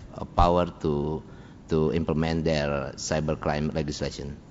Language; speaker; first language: English; non-native, fluent; Indonesian